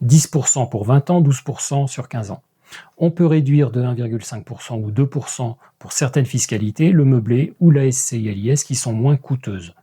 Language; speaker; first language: French; native; French